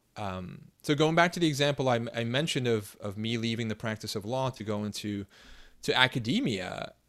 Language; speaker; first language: English; non-native, fluent; Turkish